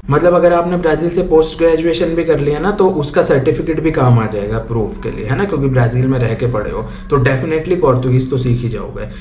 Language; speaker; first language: Hindi; native; Hindi